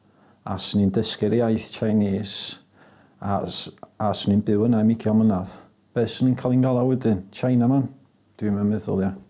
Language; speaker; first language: Welsh; native; Welsh